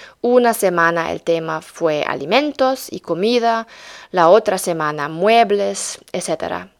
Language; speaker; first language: Spanish; non-native, fluent; German